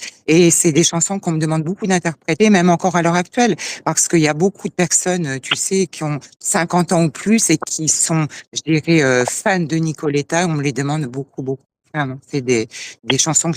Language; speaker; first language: French; native; French